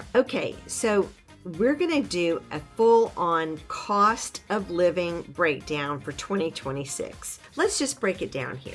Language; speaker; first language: English; native; English